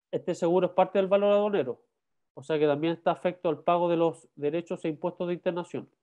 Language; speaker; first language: Spanish; native; Spanish